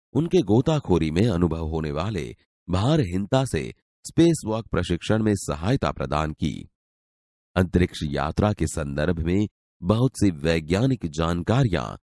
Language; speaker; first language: Hindi; non-native, local second language; Gujarati